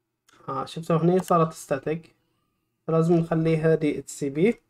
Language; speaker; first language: Arabic; native; Arabic